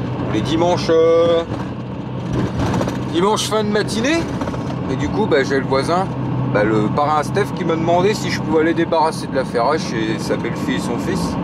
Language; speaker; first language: French; native; French